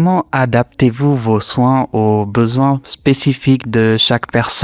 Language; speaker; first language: French; native; French